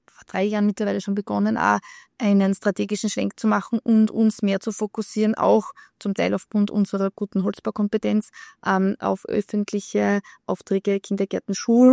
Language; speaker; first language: German; native; German